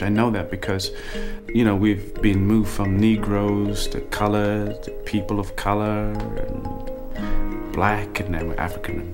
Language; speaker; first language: English; native; English